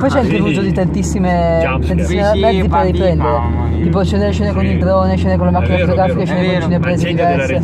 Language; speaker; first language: Italian; native; Italian